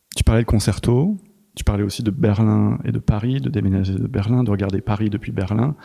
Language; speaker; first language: French; native; French